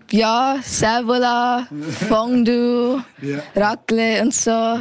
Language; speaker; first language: German; early bilingual, heritage; German